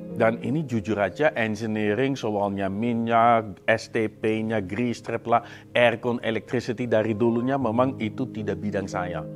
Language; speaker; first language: Indonesian; non-native, fluent; Dutch